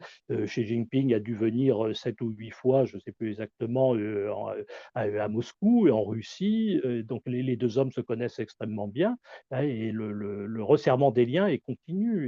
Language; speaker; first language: French; native; French